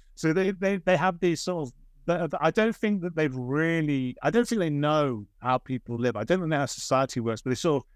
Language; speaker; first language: English; native; English